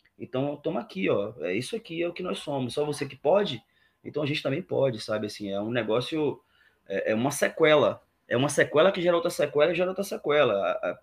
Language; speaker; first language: Portuguese; native; Portuguese